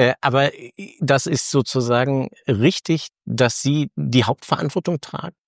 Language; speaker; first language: German; native; German